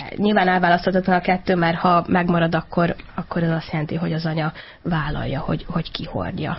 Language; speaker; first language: Hungarian; native; Hungarian